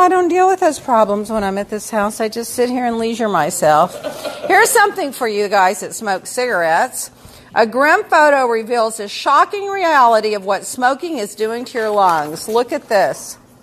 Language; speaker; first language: English; native; English